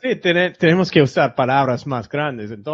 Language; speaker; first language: Spanish; non-native, fluent; English